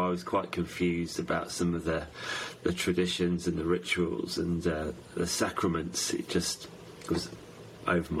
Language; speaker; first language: English; native; English